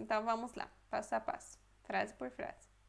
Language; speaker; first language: Portuguese; non-native, fluent; Polish